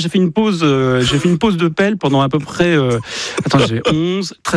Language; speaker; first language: French; native; French